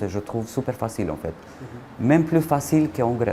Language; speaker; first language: French; non-native, fluent; Greek